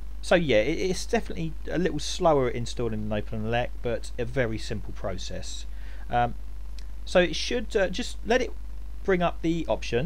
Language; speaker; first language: English; native; English